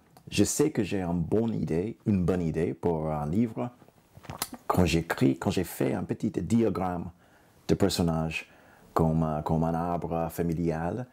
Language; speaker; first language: French; non-native, fluent; English